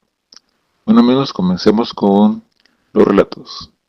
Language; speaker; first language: Spanish; native; Spanish